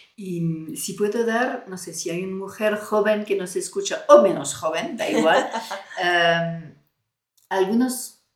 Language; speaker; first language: Spanish; non-native, fluent; French